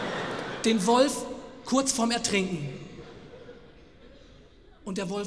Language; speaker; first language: German; native; German